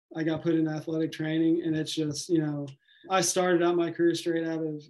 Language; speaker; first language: English; native; English